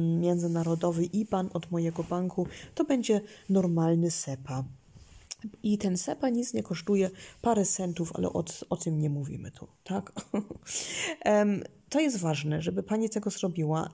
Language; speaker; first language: Polish; early bilingual, heritage; Polish